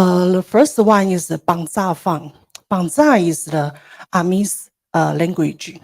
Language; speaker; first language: English; non-native, learner; Chinese